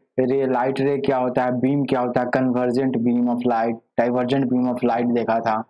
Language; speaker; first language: Hindi; native; Hindi